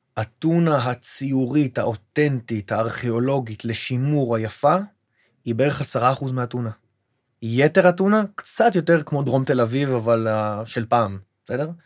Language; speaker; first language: Hebrew; native; Hebrew